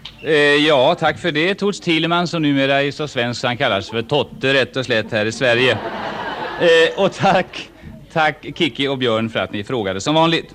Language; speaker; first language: Swedish; native; Swedish